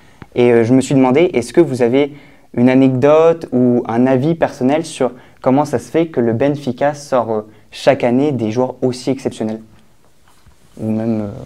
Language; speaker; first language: French; native; French